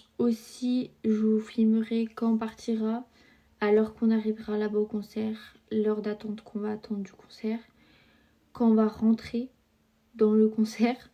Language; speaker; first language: French; native; French